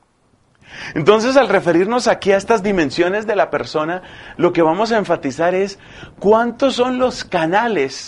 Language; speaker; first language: Spanish; native; Spanish